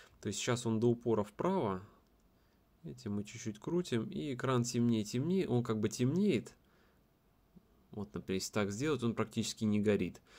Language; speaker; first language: Russian; native; Russian